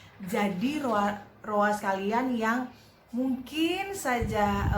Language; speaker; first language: Indonesian; native; Indonesian